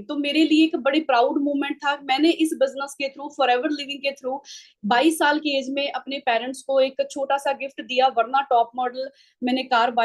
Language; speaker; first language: Hindi; non-native, local second language; Punjabi